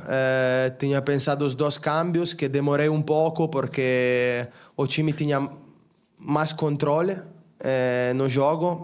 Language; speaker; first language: Portuguese; non-native, fluent; Italian